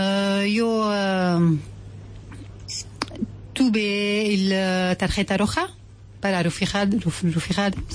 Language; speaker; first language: Spanish; non-native, learner; Arabic